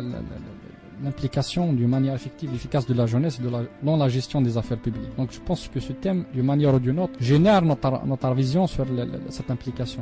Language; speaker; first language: French; non-native, local second language; Arabic